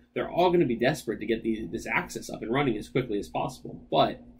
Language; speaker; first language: English; native; English